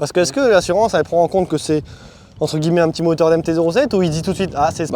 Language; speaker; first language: French; native; French